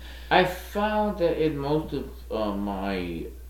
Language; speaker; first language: English; native; English